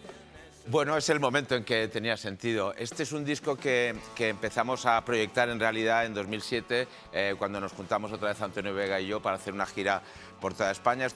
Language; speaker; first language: Spanish; native; Spanish